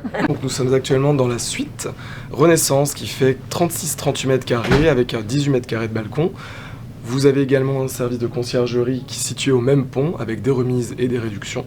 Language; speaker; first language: French; native; French